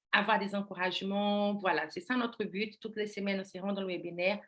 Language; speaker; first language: French; non-native, fluent; Portuguese